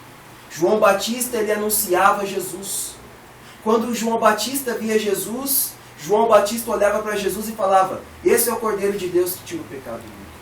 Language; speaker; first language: Portuguese; native; Portuguese